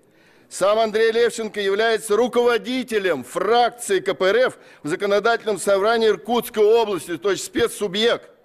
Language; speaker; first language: Russian; native; Russian